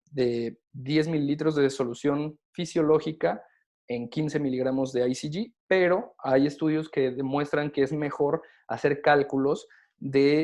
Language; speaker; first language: Spanish; native; Spanish